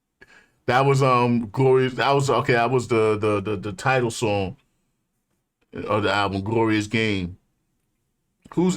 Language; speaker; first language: English; native; English